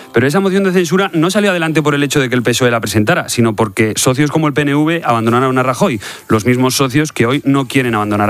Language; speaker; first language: Spanish; native; Spanish